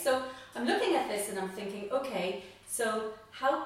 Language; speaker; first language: English; native; English